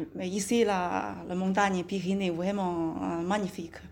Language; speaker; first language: French; non-native, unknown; Chinese